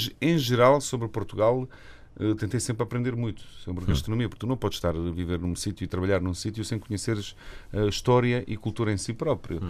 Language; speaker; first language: Portuguese; non-native, fluent; Bosnian